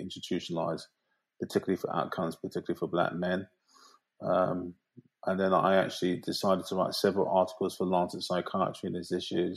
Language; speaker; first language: English; native; English